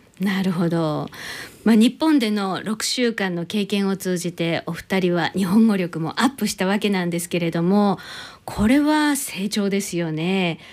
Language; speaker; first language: Japanese; native; Japanese